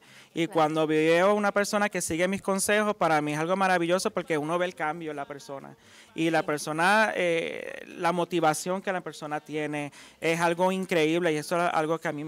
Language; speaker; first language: Spanish; native; Spanish